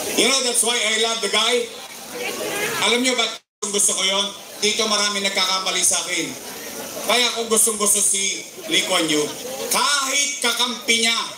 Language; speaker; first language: Filipino; native; Filipino